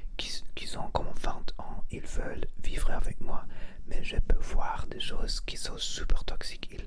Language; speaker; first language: French; non-native, learner; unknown